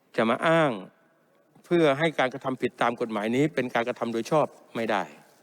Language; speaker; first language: Thai; non-native, local second language; Pattani Malay